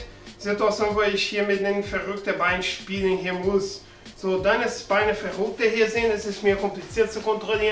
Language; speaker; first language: German; non-native, learner; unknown